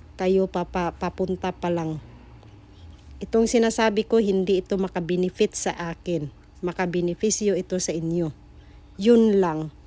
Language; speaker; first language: Filipino; non-native, local second language; Cebuano